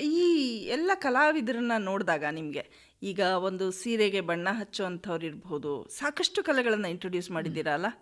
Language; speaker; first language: Kannada; native; Kannada